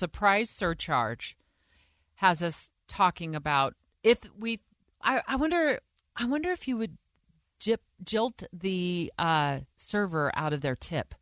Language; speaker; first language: English; native; English